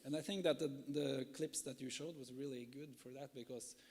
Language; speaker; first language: English; non-native, fluent; Norwegian